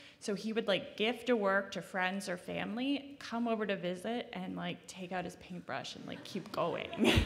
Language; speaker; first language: English; native; English